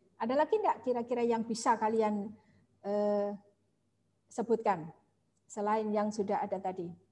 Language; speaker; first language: Indonesian; non-native, local second language; Javanese